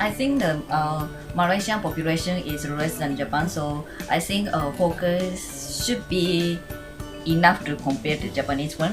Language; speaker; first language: English; non-native, fluent; Japanese